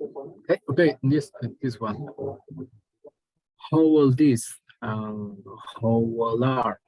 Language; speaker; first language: English; non-native, learner; Spanish